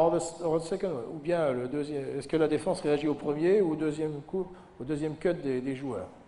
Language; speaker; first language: French; native; French